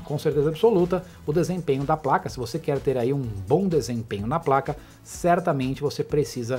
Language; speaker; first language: Portuguese; native; Portuguese